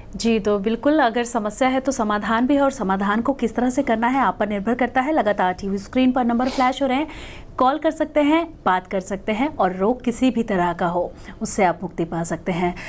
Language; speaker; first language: Hindi; native; Hindi